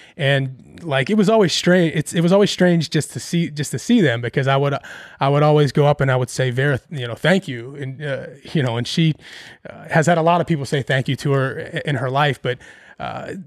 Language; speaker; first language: English; native; English